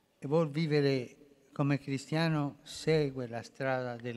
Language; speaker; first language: Italian; early bilingual, heritage; Spanish